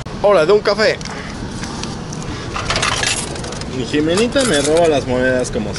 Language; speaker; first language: Spanish; native; Spanish